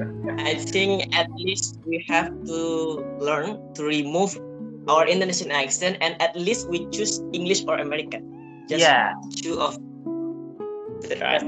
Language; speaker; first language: English; non-native, fluent; Indonesian